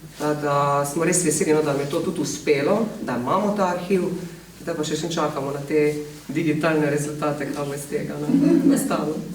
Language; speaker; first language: Slovenian; native; Slovenian